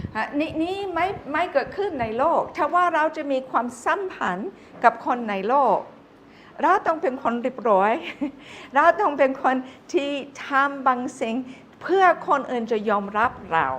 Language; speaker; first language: Thai; non-native, fluent; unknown